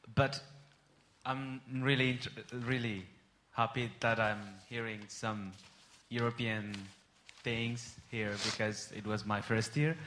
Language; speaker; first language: English; non-native, fluent; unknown